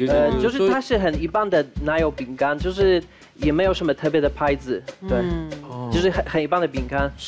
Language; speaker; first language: Chinese; non-native, fluent; Polish